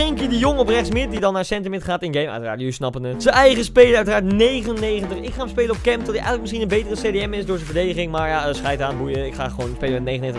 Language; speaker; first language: Dutch; native; Dutch